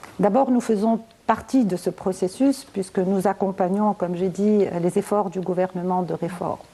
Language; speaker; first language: French; non-native, local second language; Arabic